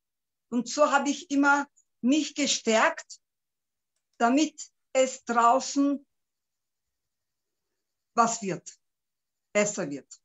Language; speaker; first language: German; non-native, local second language; Turkish